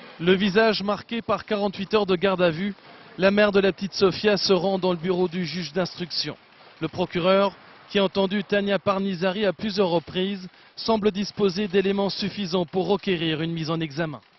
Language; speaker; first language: French; native; French